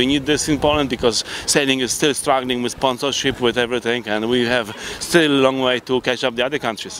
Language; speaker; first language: English; non-native, fluent; Polish